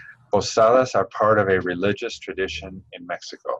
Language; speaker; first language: English; native; English